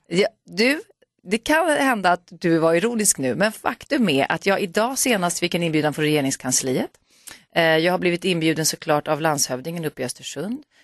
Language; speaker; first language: Swedish; native; Swedish